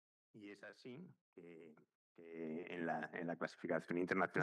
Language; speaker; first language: Spanish; native; Spanish